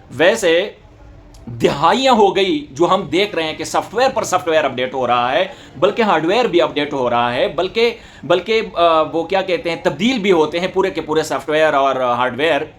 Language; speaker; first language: Urdu; non-native, local second language; Northern Hindko